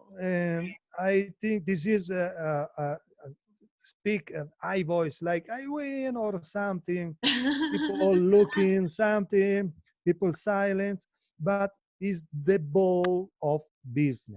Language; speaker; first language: English; non-native, learner; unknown